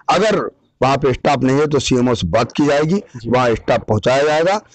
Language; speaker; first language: Hindi; native; Hindi